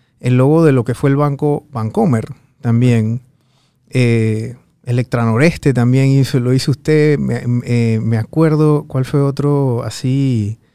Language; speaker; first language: Spanish; native; Spanish